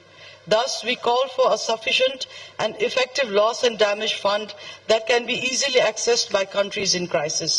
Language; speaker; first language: English; non-native, fluent; Nepali